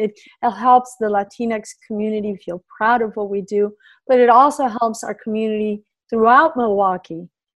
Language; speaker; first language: English; early bilingual, other home language; Spanish